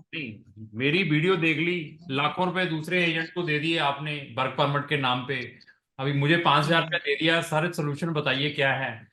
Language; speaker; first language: Hindi; non-native, local second language; Punjabi